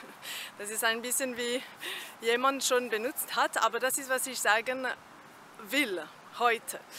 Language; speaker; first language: German; non-native, fluent; French